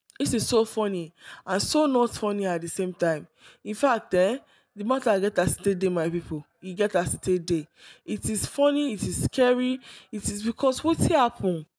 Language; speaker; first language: Nigerian Pidgin; non-native, local second language; Yoruba